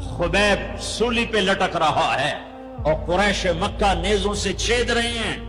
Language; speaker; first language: Urdu; non-native, local second language; Punjabi